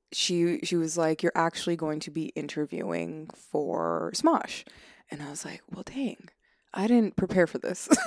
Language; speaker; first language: English; native; English